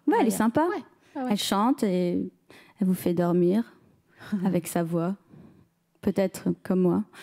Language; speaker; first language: French; early bilingual, heritage; French